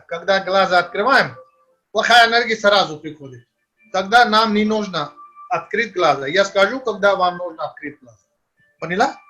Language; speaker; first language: Russian; non-native, learner; Hindi